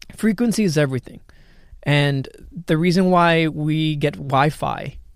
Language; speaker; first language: English; early bilingual, other home language; Spanish